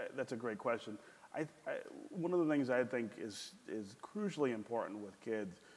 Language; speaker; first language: English; native; English